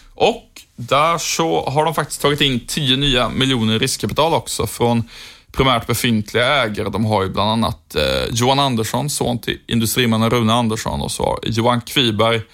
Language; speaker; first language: Swedish; native; Swedish